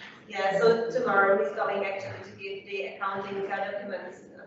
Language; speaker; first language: English; non-native, fluent; Czech